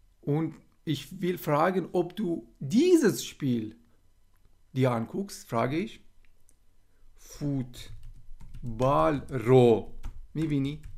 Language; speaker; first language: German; non-native, fluent; Persian